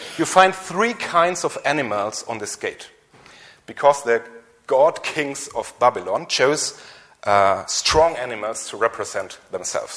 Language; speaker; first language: English; non-native, fluent; German